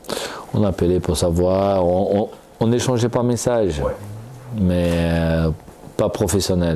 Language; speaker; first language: French; non-native, fluent; Portuguese